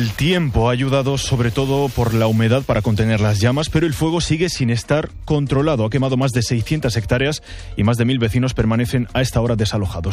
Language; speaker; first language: Spanish; native; Spanish